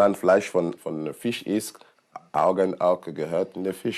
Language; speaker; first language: German; non-native, learner; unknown